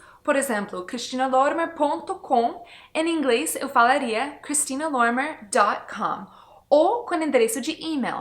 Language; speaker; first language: Portuguese; non-native, fluent; English